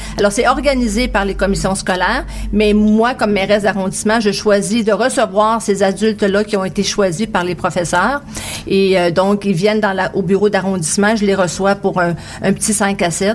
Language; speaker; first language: French; native; French